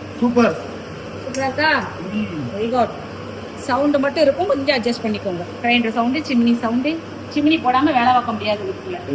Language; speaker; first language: Tamil; native; Tamil